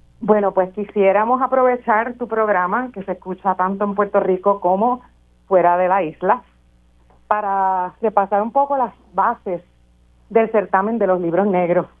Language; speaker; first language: Spanish; native; Spanish